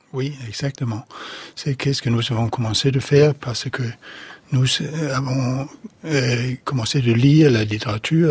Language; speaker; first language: French; non-native, fluent; Danish